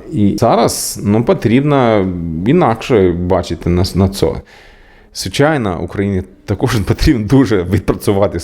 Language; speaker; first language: Ukrainian; non-native, learner; Swedish